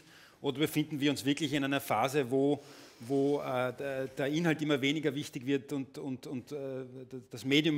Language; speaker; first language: German; native; German